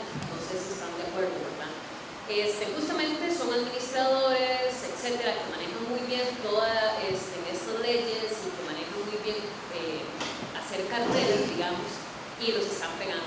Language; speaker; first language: Spanish; native; Spanish